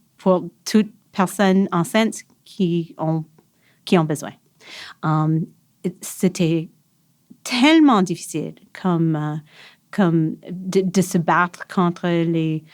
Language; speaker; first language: French; non-native, local second language; English